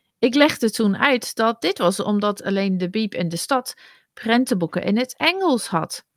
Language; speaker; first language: Dutch; non-native, fluent; English